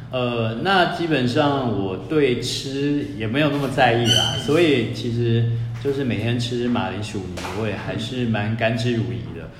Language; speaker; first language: Chinese; native; Chinese